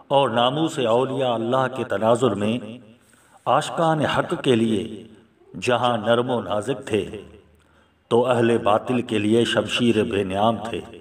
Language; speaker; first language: Urdu; non-native, local second language; Sindhi